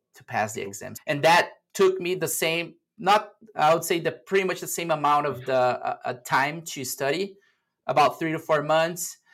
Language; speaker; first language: English; non-native, fluent; Portuguese